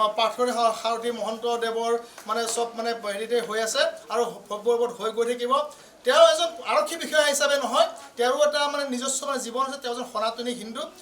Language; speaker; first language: Assamese; native; Assamese